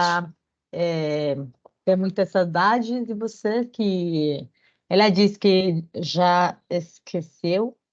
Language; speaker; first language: Portuguese; non-native, learner; Spanish